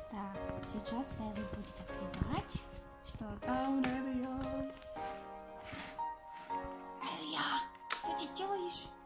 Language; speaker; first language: Russian; non-native, fluent; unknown